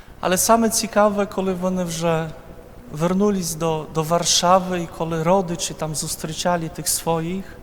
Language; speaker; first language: Ukrainian; non-native, fluent; Polish